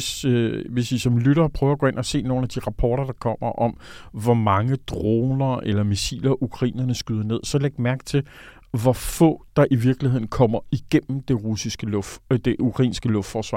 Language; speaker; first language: Danish; native; Danish